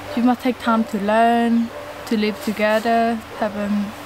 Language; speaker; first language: English; non-native, learner; Khmer